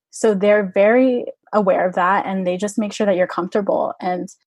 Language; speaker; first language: English; native; English